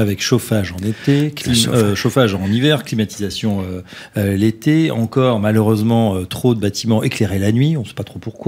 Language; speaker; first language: French; native; French